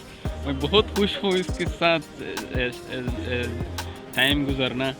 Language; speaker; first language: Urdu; non-native, learner; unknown